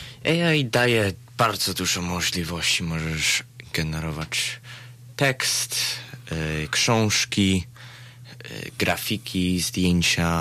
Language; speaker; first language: Polish; early bilingual, heritage; Polish